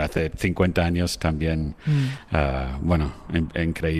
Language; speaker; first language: Spanish; non-native, fluent; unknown